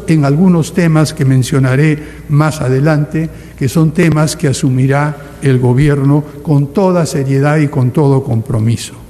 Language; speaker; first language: Spanish; native; Spanish